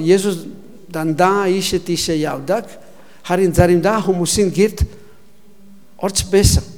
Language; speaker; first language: Mongolian; non-native, learner; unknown